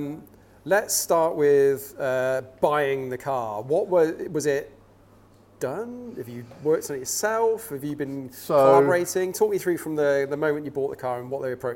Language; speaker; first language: English; native; English